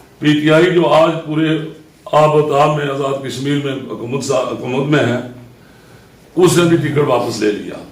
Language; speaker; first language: Urdu; non-native, local second language; Pahari-Potwari